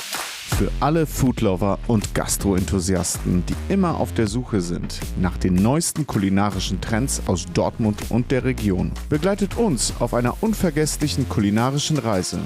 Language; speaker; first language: German; native; German